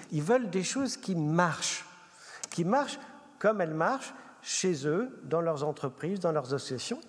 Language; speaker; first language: French; native; French